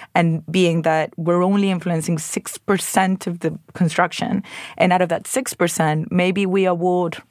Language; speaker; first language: English; non-native, fluent; Spanish